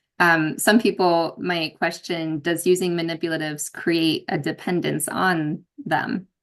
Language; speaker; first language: English; native; English